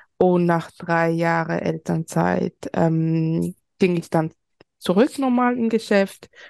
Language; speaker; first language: German; early bilingual, other home language; Spanish